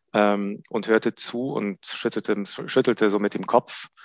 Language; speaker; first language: German; non-native, fluent; Hebrew